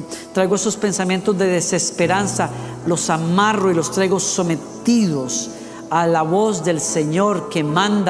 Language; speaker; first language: Spanish; native; Spanish